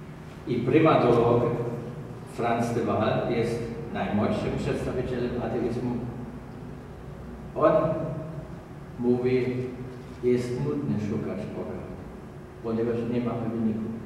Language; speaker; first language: Polish; non-native, learner; German